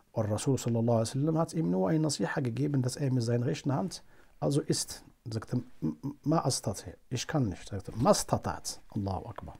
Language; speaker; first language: German; non-native, fluent; Arabic